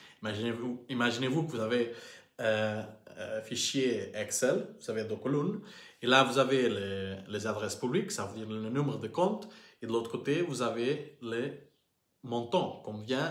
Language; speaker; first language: French; non-native, learner; Portuguese